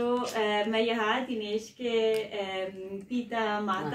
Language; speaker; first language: Hindi; non-native, learner; Italian